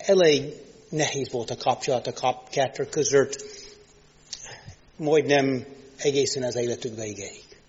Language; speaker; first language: Hungarian; non-native, fluent; English